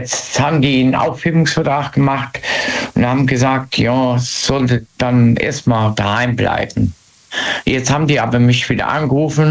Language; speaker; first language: German; native; German